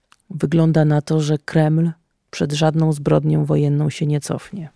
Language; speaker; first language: Polish; native; Polish